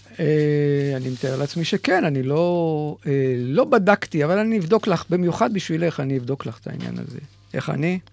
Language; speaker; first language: Hebrew; native; Hebrew